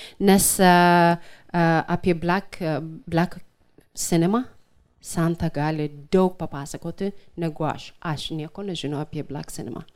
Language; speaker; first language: Lithuanian; non-native, fluent; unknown